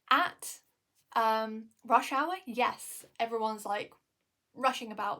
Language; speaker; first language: English; native; English